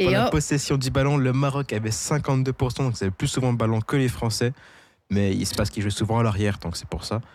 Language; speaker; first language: French; native; French